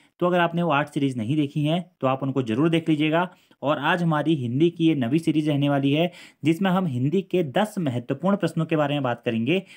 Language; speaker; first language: Hindi; native; Hindi